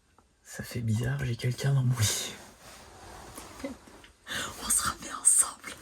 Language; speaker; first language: French; native; French